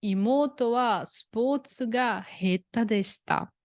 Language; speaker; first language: Japanese; non-native, fluent; Portuguese